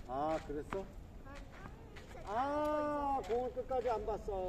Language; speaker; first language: Korean; native; Korean